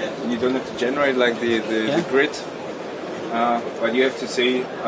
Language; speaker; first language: English; non-native, fluent; German